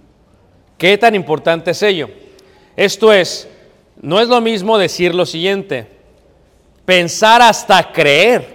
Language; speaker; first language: Spanish; native; Spanish